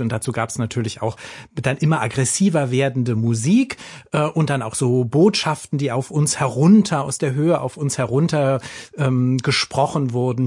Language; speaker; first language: German; native; German